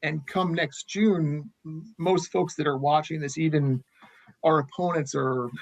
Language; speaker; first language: English; native; English